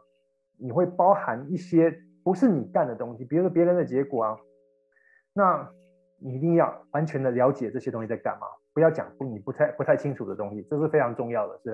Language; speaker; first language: Chinese; native; Chinese